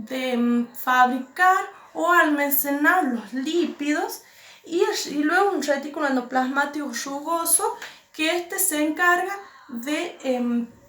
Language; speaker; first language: Spanish; native; Spanish